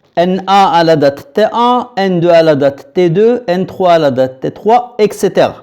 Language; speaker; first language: French; non-native, local second language; Arabic